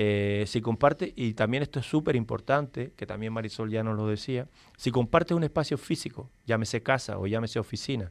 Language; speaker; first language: Spanish; native; Spanish